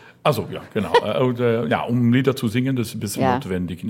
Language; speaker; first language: German; non-native, fluent; French